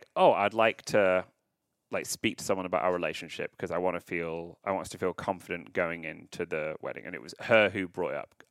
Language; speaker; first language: English; native; English